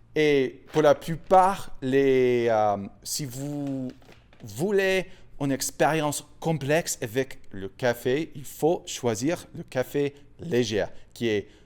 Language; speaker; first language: French; non-native, fluent; English